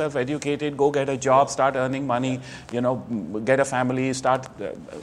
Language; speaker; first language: English; non-native, local second language; Hindi